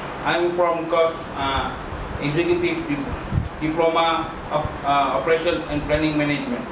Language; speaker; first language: English; non-native, learner; Malay